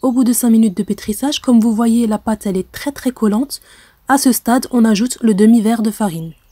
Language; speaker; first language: French; non-native, local second language; Arabic